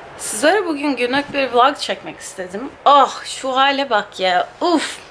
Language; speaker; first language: Turkish; early bilingual, heritage; Turkish